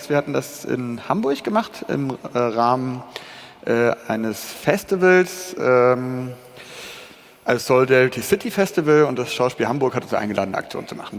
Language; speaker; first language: German; native; German